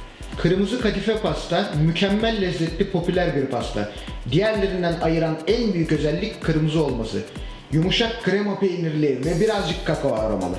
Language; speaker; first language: Turkish; native; Turkish